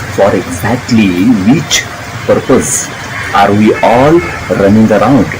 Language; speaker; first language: English; non-native, local second language; Marathi